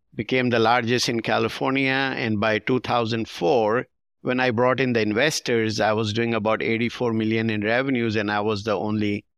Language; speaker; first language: English; non-native, local second language; Urdu